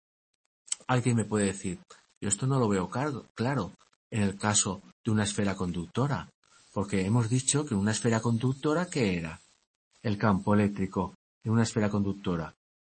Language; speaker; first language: Spanish; native; Spanish